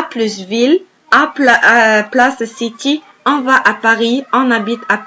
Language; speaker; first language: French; non-native, fluent; Arabic